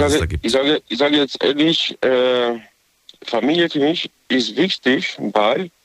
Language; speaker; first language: German; non-native, learner; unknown